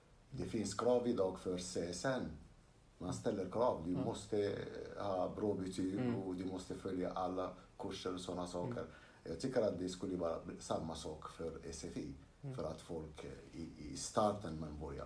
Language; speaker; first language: Swedish; non-native, fluent; Arabic